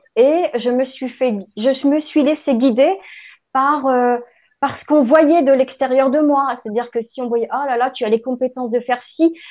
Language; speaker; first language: French; native; French